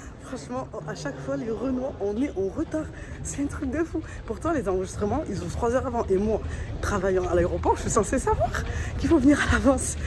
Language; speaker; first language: French; early bilingual, other home language; Fula